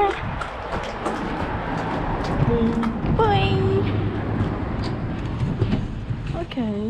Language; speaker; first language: English; non-native, learner; Khmer